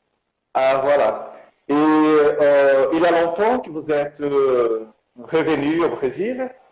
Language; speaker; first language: French; non-native, fluent; Portuguese